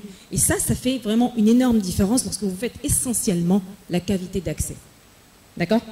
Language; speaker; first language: French; non-native, local second language; Arabic